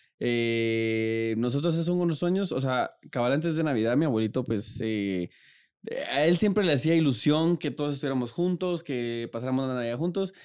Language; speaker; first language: Spanish; native; Spanish